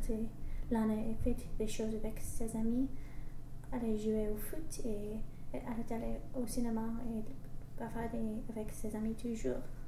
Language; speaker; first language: French; non-native, learner; English